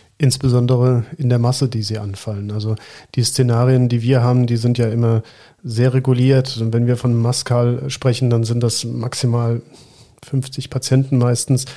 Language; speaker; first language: German; native; German